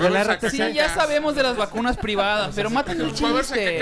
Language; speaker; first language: Spanish; native; Spanish